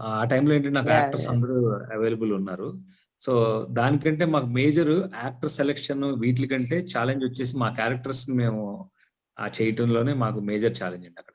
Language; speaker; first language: Telugu; native; Telugu